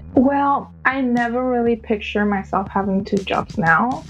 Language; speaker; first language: English; early bilingual, other home language; Spanish